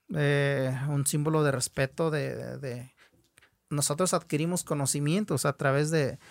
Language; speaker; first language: Spanish; non-native, local second language; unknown